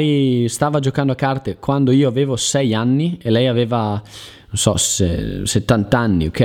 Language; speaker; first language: Italian; native; Italian